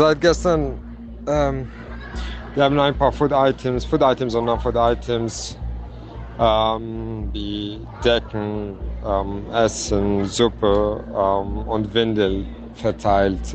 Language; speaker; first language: German; non-native, fluent; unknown